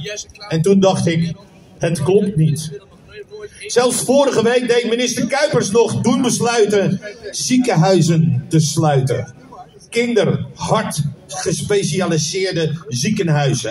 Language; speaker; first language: Dutch; native; Dutch